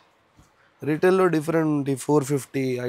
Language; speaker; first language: Telugu; non-native, local second language; Hindi